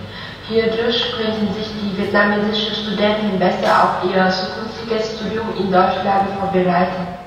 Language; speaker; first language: German; non-native, fluent; Vietnamese